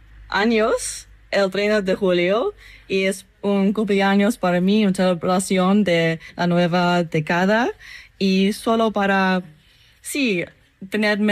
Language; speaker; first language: Spanish; non-native, learner; English